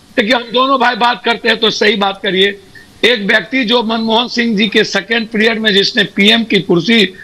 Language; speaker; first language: Hindi; native; Hindi